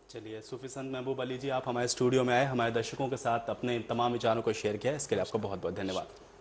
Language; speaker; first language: Hindi; native; Hindi